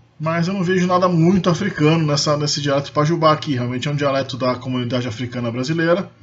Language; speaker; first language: Portuguese; native; Portuguese